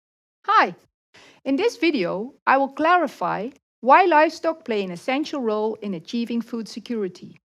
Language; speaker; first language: English; non-native, fluent; Dutch